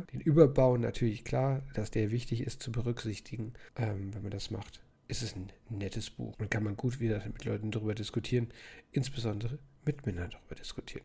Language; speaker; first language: German; native; German